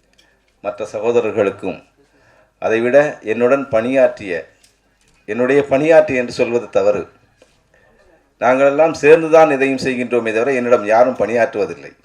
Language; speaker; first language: Tamil; native; Tamil